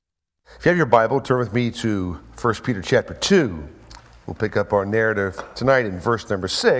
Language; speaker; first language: English; native; English